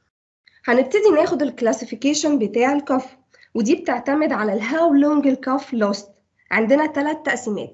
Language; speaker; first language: Arabic; native; Arabic